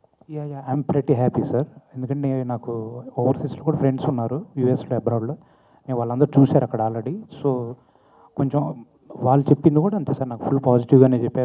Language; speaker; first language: Telugu; native; Telugu